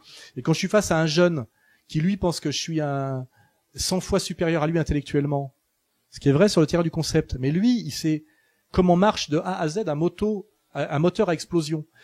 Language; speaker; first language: French; native; French